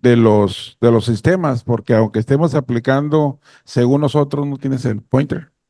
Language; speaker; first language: Spanish; native; Spanish